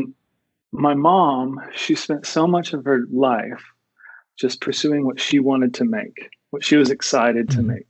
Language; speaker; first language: English; native; English